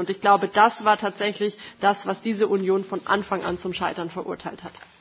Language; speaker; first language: German; native; German